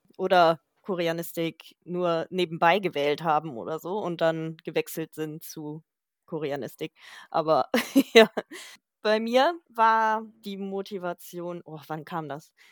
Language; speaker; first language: German; native; German